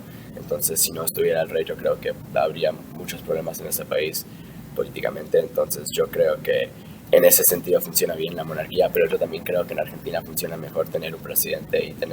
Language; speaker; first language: Spanish; early bilingual, heritage; Spanish